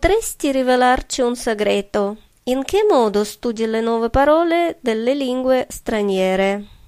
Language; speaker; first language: Italian; non-native, fluent; Russian